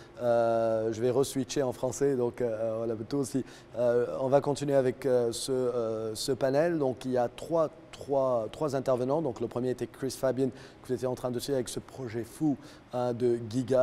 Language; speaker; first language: French; non-native, local second language; Arabic